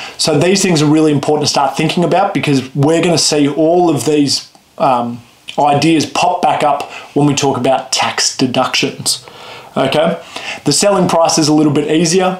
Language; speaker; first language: English; native; English